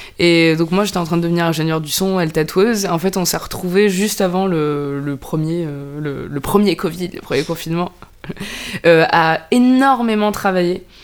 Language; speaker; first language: French; non-native, local second language; Arabic